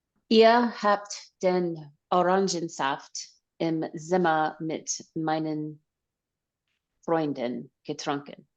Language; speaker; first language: German; non-native, learner; English